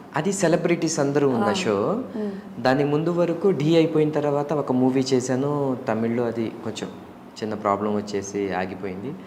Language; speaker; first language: Telugu; native; Telugu